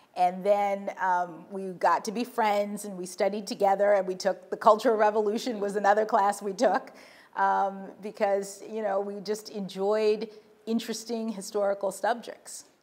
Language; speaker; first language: English; native; English